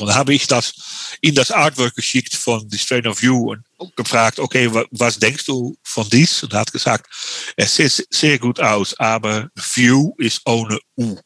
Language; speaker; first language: German; non-native, learner; Dutch